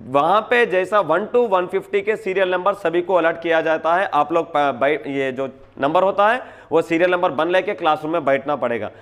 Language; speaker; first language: Hindi; non-native, local second language; Telugu